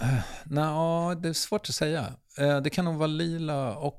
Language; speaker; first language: Swedish; native; Swedish